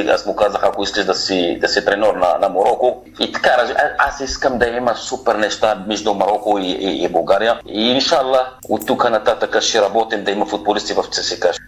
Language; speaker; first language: Bulgarian; non-native, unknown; Arabic